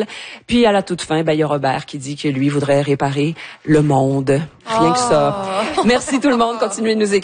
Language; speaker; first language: French; native; French